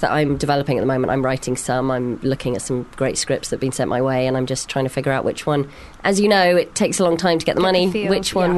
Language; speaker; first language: English; native; English